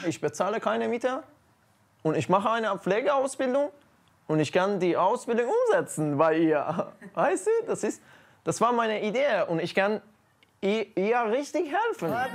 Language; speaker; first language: German; non-native, learner; Persian